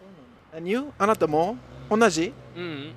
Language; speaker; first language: Japanese; non-native, learner; English